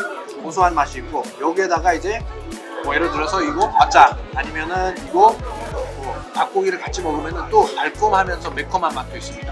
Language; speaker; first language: Korean; non-native, fluent; Nepali